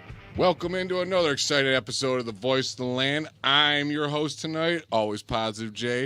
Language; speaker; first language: English; native; English